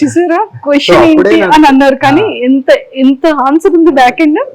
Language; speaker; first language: Telugu; native; Telugu